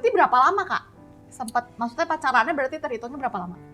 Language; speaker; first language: Indonesian; native; Indonesian